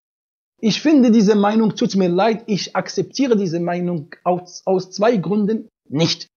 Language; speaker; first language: German; non-native, fluent; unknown